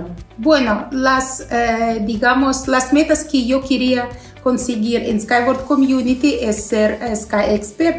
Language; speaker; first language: Spanish; non-native, fluent; Russian